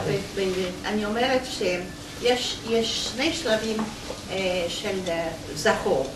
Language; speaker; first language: Hebrew; non-native, fluent; Polish